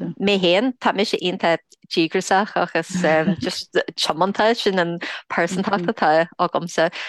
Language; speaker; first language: Irish; non-native, fluent; English